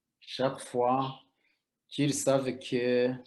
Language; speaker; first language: French; non-native, local second language; Rundi